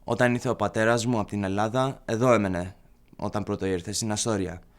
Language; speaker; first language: Greek; early bilingual, heritage; Greek